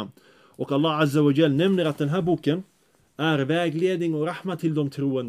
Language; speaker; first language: Swedish; early bilingual, other home language; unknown